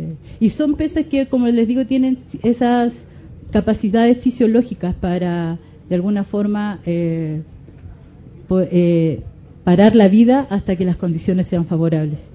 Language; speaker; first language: Spanish; native; Spanish